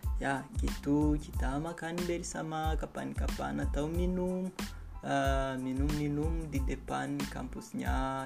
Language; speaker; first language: Indonesian; non-native, learner; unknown